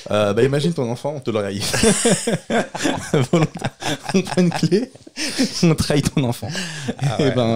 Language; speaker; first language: French; native; French